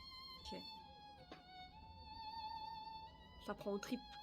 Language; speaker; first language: French; native; French